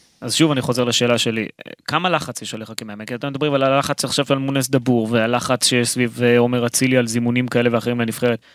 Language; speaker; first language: Hebrew; native; Hebrew